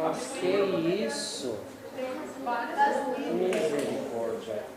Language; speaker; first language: Portuguese; non-native, fluent; English